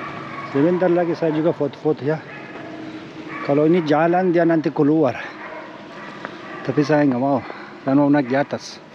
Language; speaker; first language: Indonesian; non-native, fluent; Persian